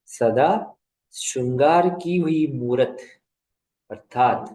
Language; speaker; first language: Hindi; non-native, local second language; Kannada